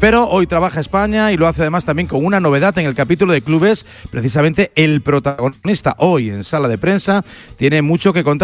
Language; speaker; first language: Spanish; native; Spanish